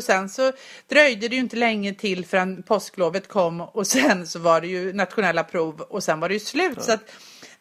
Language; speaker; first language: Swedish; native; Swedish